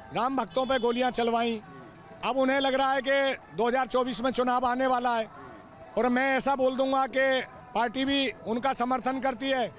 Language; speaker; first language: Hindi; native; Hindi